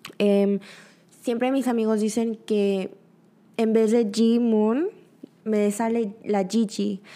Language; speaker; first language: Spanish; early bilingual, other home language; Korean